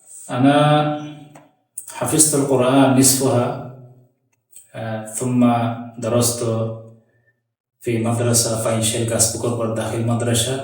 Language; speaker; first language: Arabic; non-native, learner; Bangla